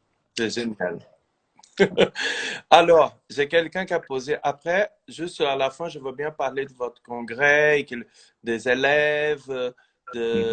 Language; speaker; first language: French; non-native, fluent; Portuguese